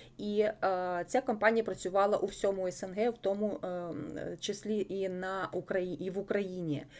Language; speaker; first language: Ukrainian; non-native, local second language; Russian